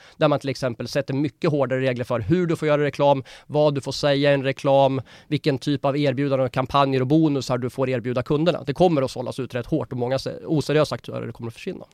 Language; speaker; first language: Swedish; native; Swedish